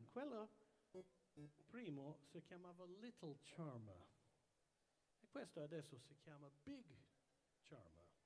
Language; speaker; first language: Italian; early bilingual, heritage; English